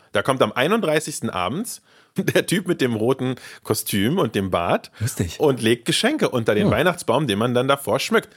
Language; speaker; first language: German; early bilingual, other home language; Russian